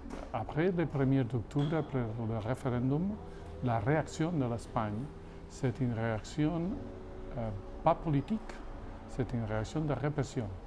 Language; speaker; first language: French; non-native, fluent; Catalan